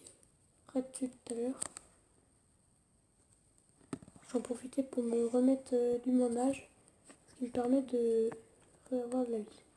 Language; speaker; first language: French; native; French